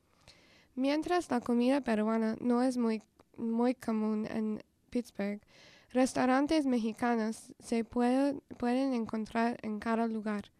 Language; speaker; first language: Spanish; non-native, fluent; English